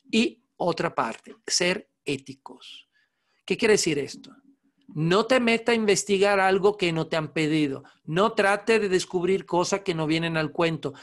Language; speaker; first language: Spanish; non-native, fluent; Italian